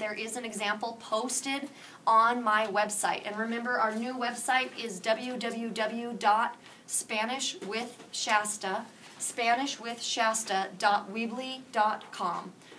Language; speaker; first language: English; native; English